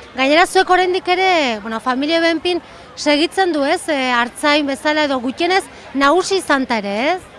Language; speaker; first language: Basque; native; Basque